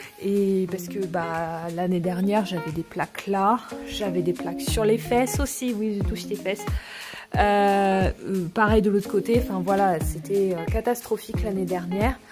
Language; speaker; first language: French; native; French